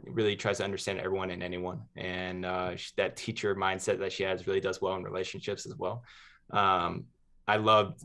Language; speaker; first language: English; native; English